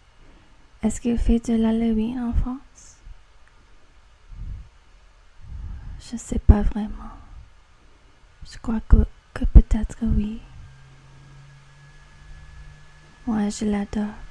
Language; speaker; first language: French; non-native, learner; English